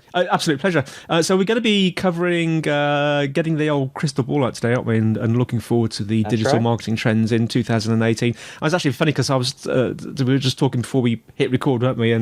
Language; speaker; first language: English; native; English